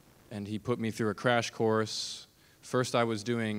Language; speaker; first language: English; native; English